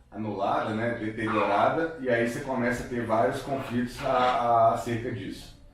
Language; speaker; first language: Portuguese; native; Portuguese